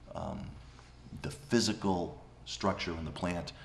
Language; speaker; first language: English; native; English